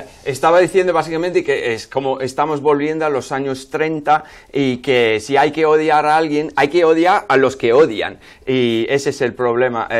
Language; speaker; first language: Spanish; non-native, fluent; English